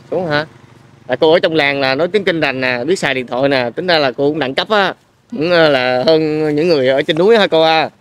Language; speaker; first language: Vietnamese; native; Vietnamese